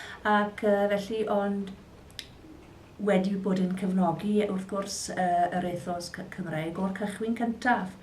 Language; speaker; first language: Welsh; native; Welsh